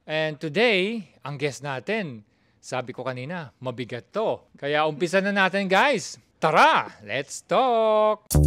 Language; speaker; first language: Filipino; native; Filipino